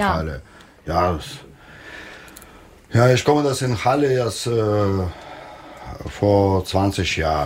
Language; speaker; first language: German; non-native, learner; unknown